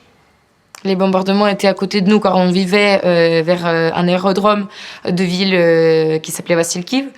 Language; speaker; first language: French; non-native, fluent; Ukrainian